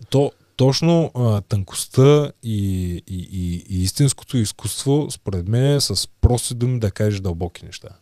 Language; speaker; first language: Bulgarian; native; Bulgarian